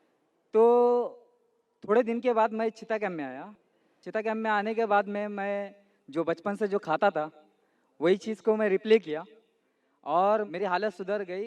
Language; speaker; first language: Hindi; non-native, local second language; Marathi